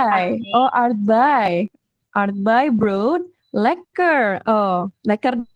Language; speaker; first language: Dutch; non-native, fluent; Indonesian